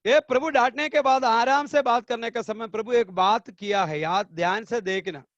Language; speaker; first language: Hindi; non-native, local second language; Malayalam